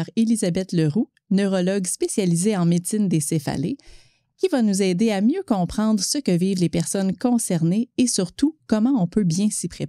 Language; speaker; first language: French; native; French